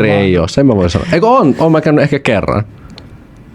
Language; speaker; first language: Finnish; native; Finnish